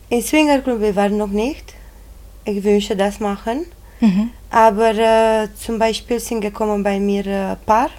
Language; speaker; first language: German; non-native, learner; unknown